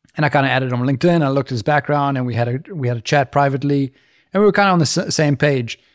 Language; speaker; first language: English; native; English